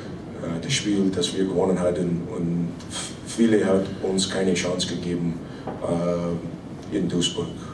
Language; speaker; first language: German; non-native, fluent; English